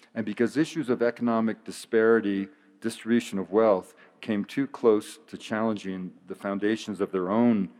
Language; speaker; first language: English; native; English